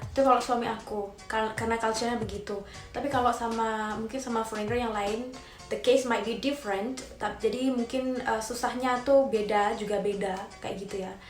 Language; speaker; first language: Indonesian; native; Indonesian